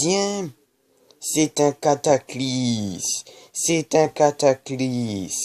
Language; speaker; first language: French; native; French